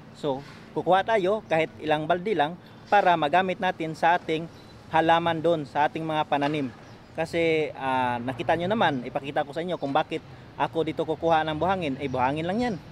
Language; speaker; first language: Filipino; non-native, local second language; Cebuano